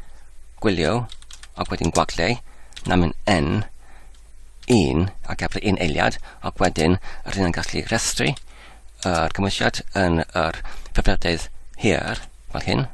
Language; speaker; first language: Welsh; non-native, learner; English